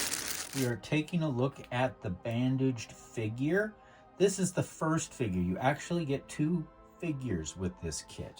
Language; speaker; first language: English; native; English